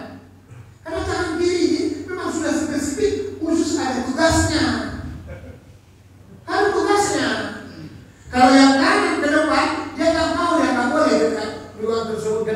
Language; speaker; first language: Indonesian; native; Indonesian